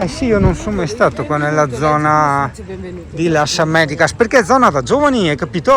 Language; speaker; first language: Italian; native; Italian